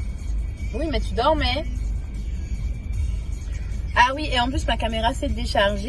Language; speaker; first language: French; native; French